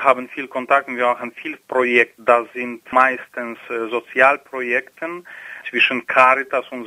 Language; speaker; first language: German; non-native, learner; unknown